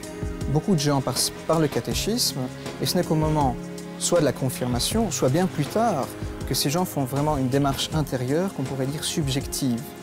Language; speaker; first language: French; native; French